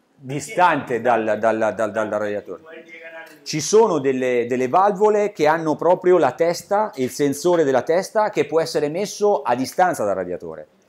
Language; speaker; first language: Italian; native; Italian